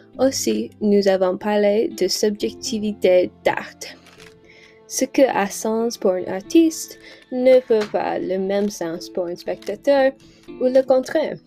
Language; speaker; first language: French; non-native, learner; English